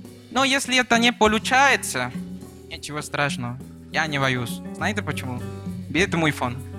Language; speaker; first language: Russian; non-native, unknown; Spanish